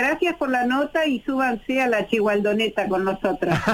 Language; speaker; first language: Spanish; native; Spanish